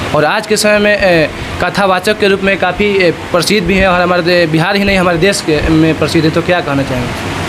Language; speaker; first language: Hindi; native; Hindi